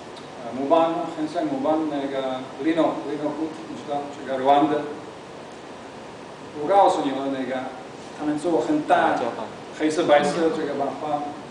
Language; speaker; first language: Chinese; non-native, learner; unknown